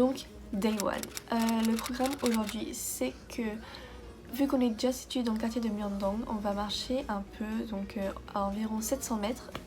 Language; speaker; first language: French; native; French